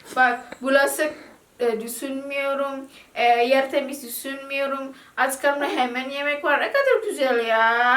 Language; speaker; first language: Turkish; non-native, learner; Indonesian